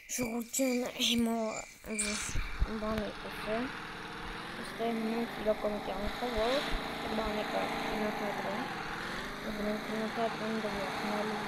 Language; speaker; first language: Armenian; early bilingual, heritage; Armenian